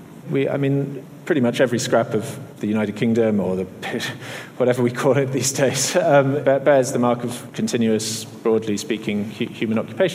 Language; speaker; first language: English; native; English